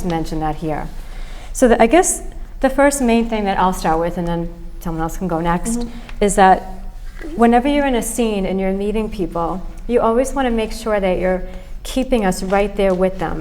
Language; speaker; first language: English; native; English